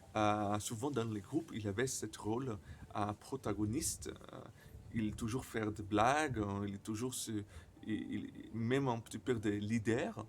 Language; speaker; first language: French; non-native, learner; Portuguese